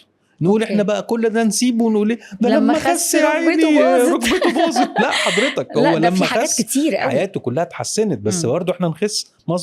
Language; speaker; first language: Arabic; native; Arabic